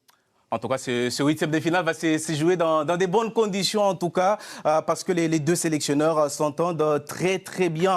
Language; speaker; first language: French; native; French